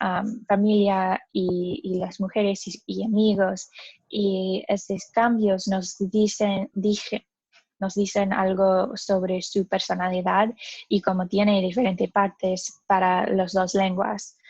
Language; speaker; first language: Spanish; non-native, learner; English